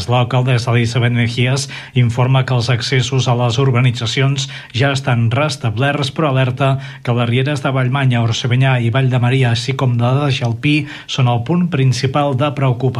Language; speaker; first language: Catalan; native; Catalan